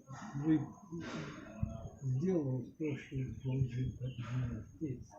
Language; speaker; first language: Russian; non-native, learner; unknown